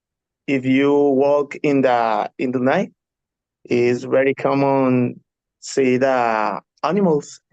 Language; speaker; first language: English; non-native, learner; Spanish